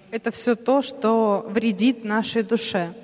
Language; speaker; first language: Russian; native; Russian